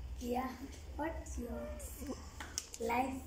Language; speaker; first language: English; non-native, learner; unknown